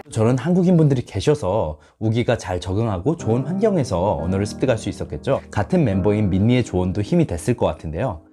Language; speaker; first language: Korean; native; Korean